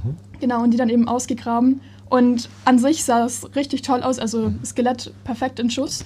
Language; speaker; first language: German; native; German